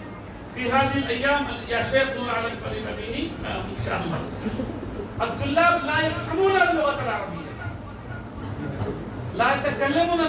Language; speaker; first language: Arabic; non-native, fluent; Urdu